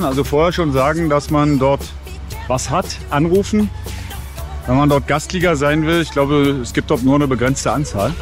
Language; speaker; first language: German; native; German